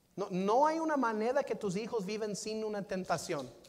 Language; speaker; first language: Spanish; non-native, fluent; English